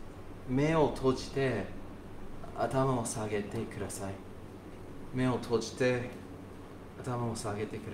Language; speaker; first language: Japanese; non-native, fluent; English